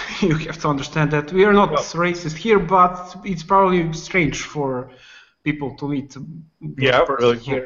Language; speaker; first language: English; non-native, fluent; Serbian